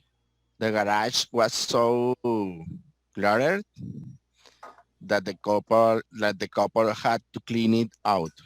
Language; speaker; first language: English; non-native, learner; Spanish